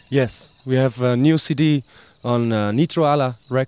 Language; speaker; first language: English; non-native, fluent; German